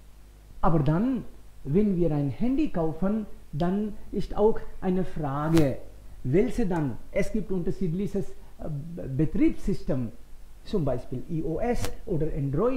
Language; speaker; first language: German; non-native, fluent; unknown